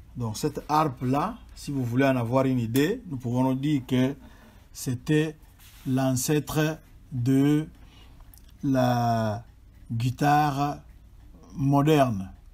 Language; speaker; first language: French; non-native, local second language; Swahili